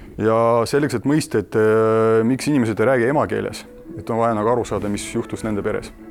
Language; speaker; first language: Estonian; non-native, local second language; Russian